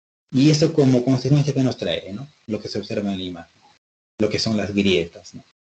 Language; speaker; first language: Spanish; native; Spanish